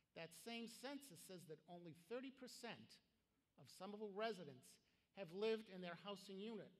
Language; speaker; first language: English; native; English